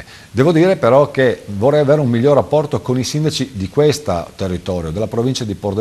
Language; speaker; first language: Italian; native; Italian